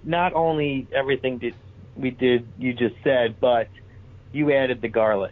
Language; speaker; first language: English; native; English